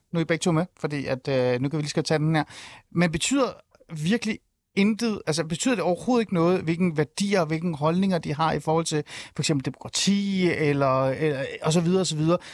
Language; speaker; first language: Danish; early bilingual, other home language; Persian